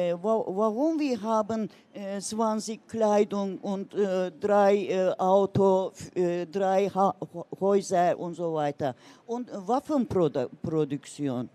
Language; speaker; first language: German; non-native, learner; Turkish